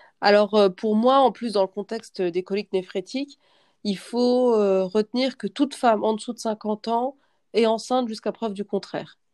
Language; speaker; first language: French; native; French